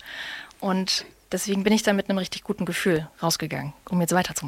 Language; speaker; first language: German; native; German